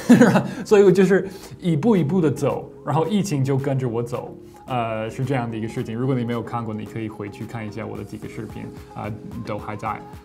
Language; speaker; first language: Chinese; non-native, fluent; English